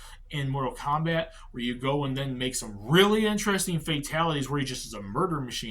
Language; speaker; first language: English; native; English